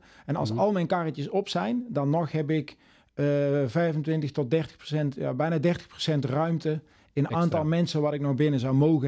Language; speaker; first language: Dutch; native; Dutch